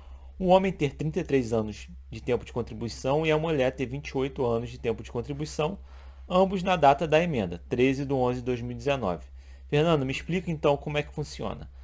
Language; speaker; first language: Portuguese; native; Portuguese